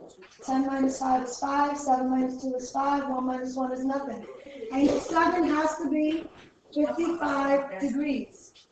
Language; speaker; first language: English; native; English